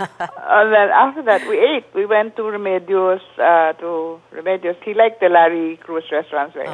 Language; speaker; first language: English; non-native, local second language; Filipino